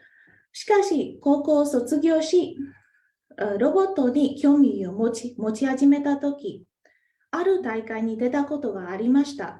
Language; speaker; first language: Japanese; non-native, fluent; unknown